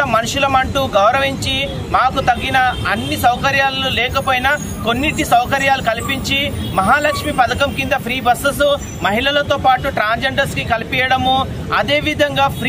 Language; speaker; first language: Telugu; native; Telugu